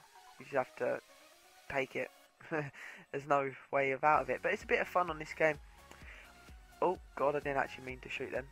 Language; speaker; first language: English; native; English